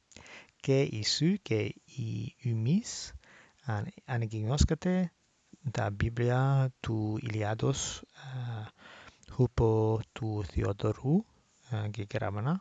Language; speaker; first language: Greek; non-native, learner; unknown